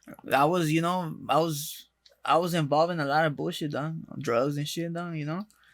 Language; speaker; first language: English; early bilingual, other home language; Spanish